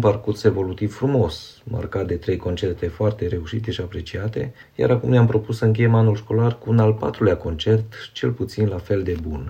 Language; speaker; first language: Romanian; native; Romanian